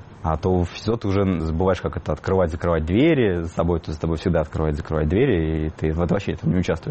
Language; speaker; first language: Russian; native; Russian